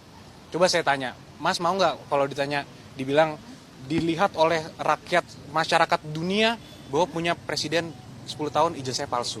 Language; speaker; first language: Indonesian; native; Indonesian